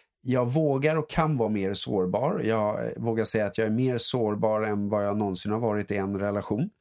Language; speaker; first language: Swedish; native; Swedish